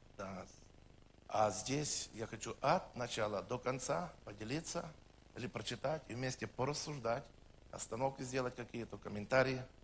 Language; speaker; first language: Russian; non-native, local second language; Ukrainian